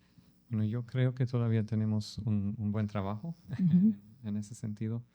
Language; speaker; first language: Spanish; non-native, fluent; German